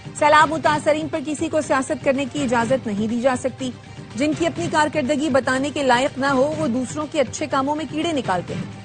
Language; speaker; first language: Urdu; native; Urdu